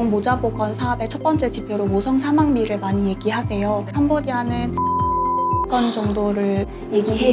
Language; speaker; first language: Korean; native; Korean